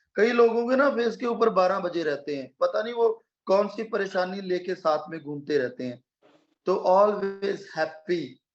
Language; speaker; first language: Hindi; non-native, local second language; Punjabi